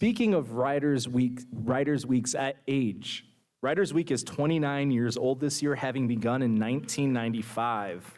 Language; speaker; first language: English; native; English